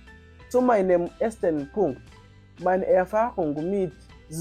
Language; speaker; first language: German; non-native, fluent; Kinyarwanda